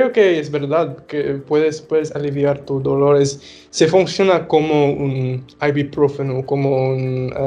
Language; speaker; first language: Spanish; non-native, learner; English